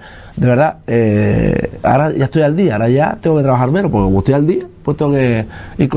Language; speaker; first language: Spanish; native; Spanish